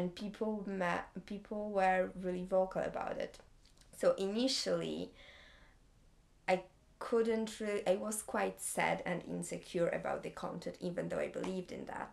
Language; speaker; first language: English; non-native, fluent; Polish